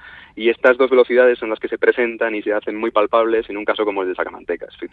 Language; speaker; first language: Spanish; native; Spanish